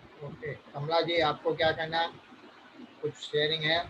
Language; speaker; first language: Hindi; native; Hindi